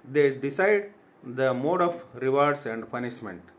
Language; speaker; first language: English; non-native, local second language; Kannada